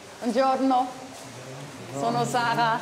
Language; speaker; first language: Italian; non-native, learner; German